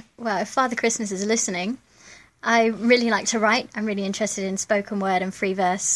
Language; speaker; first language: English; native; English